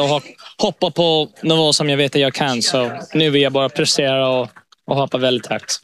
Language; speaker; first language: Swedish; early bilingual, heritage; English